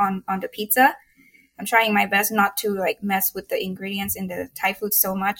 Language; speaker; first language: English; non-native, fluent; Thai